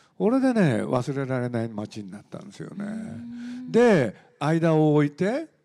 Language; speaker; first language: Japanese; native; Japanese